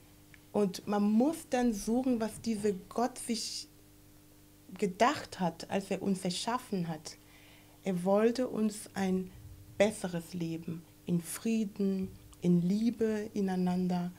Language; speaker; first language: German; non-native, fluent; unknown